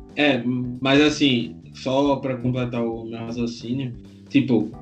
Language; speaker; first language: Portuguese; native; Portuguese